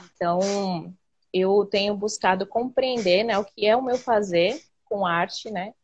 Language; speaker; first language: Portuguese; native; Portuguese